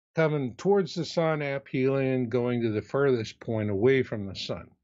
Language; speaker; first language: English; native; English